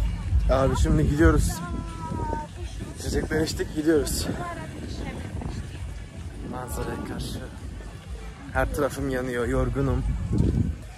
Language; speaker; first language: Turkish; native; Turkish